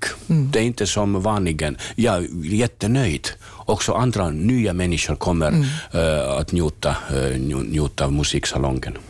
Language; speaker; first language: Swedish; non-native, learner; Finnish